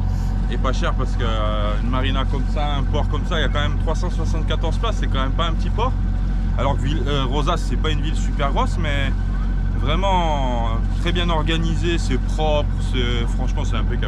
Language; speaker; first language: French; native; French